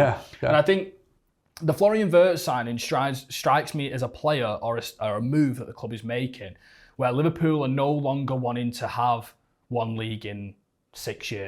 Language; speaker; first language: English; native; English